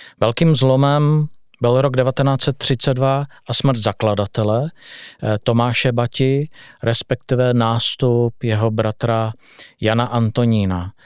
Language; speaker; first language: Czech; native; Czech